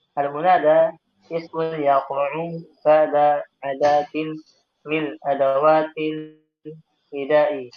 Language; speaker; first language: Arabic; non-native, learner; Indonesian